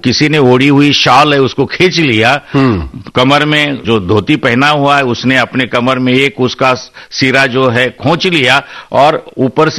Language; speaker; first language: Hindi; non-native, local second language; Marathi